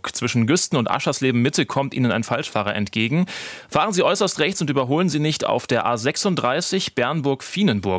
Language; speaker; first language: German; native; German